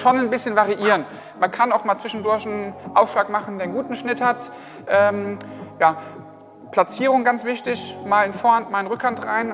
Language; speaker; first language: German; native; German